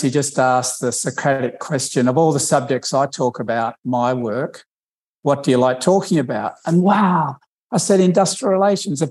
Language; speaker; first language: English; native; English